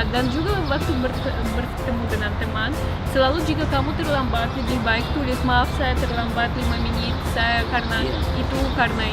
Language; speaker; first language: Indonesian; non-native, learner; Russian